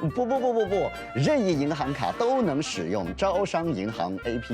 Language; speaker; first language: Chinese; native; Chinese